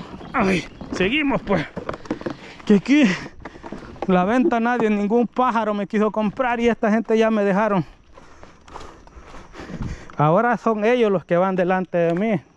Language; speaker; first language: Spanish; native; Spanish